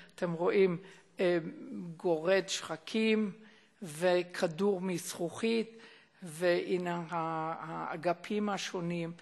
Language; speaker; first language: Hebrew; non-native, fluent; German